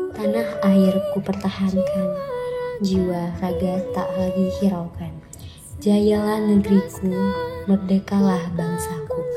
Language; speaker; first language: Indonesian; native; Indonesian